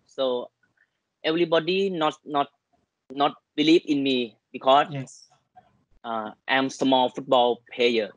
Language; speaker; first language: English; non-native, learner; Thai